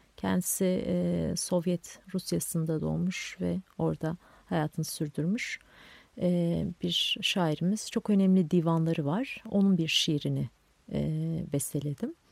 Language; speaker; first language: Turkish; non-native, local second language; Kurdish